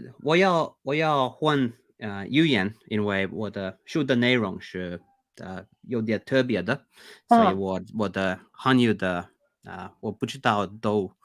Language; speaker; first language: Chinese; non-native, learner; Finnish